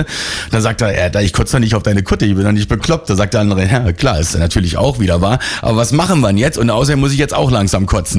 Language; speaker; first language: German; native; German